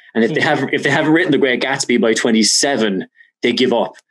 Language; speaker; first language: English; native; English